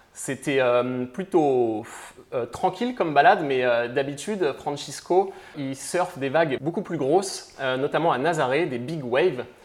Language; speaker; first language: French; native; French